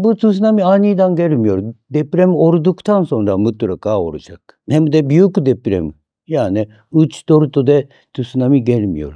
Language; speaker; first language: Turkish; non-native, fluent; Japanese